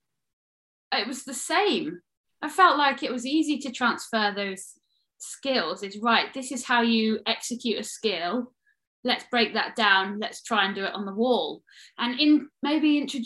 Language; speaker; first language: English; native; English